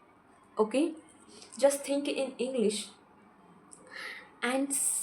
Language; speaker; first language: English; non-native, local second language; Hindi